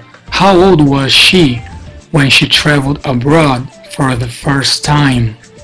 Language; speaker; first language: English; non-native, fluent; Portuguese